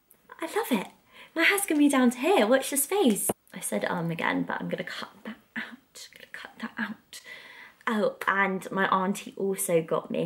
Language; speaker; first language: English; native; English